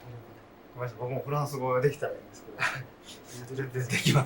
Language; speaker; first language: Japanese; native; Japanese